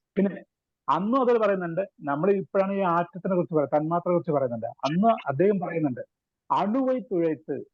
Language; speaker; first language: Malayalam; non-native, local second language; Tamil